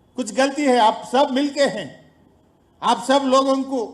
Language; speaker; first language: Hindi; non-native, local second language; Telugu